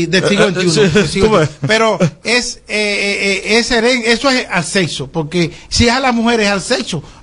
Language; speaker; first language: Spanish; native; Spanish